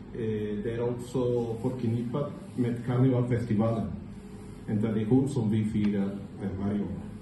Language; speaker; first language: Swedish; non-native, learner; Spanish